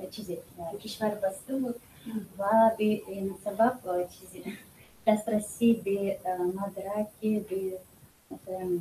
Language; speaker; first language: Persian; non-native, fluent; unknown